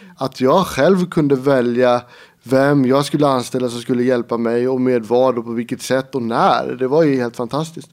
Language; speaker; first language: Swedish; native; Swedish